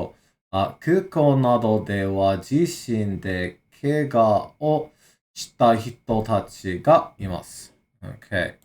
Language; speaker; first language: Japanese; non-native, learner; English